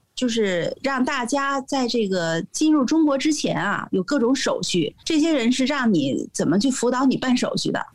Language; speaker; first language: Chinese; native; Chinese